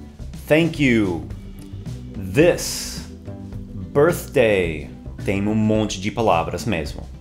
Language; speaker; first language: Portuguese; non-native, fluent; English